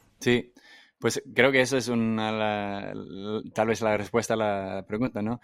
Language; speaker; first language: Spanish; non-native, fluent; English